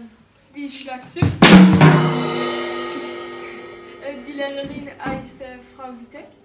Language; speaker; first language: German; non-native, learner; French